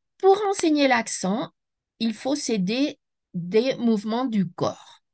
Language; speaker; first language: French; non-native, fluent; Spanish